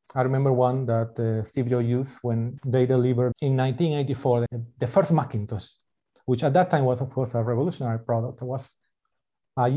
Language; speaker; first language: English; non-native, fluent; Spanish